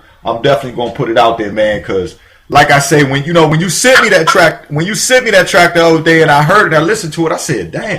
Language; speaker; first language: English; native; English